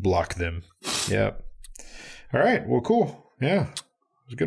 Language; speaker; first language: English; native; English